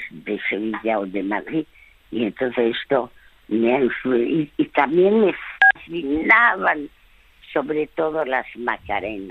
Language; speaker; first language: Spanish; early bilingual, other home language; French